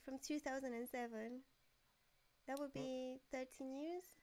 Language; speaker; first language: English; non-native, fluent; Romanian